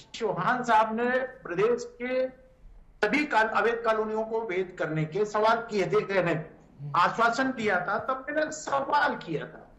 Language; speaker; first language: Hindi; native; Hindi